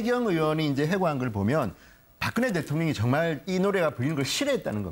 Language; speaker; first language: Korean; native; Korean